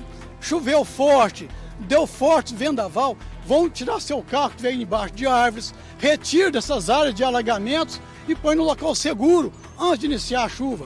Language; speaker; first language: Portuguese; native; Portuguese